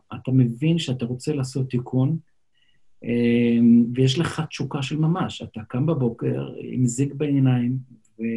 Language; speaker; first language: Hebrew; non-native, local second language; Yiddish